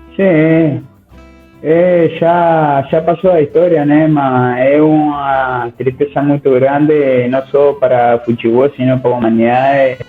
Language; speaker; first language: Portuguese; non-native, learner; Spanish